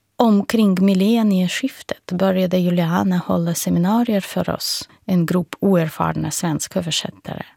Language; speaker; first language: Swedish; non-native, fluent; Russian